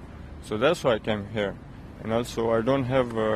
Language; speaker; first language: English; non-native, learner; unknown